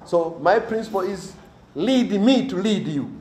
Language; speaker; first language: English; non-native, local second language; Swahili